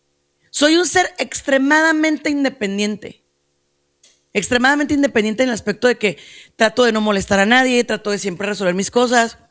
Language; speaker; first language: Spanish; native; Spanish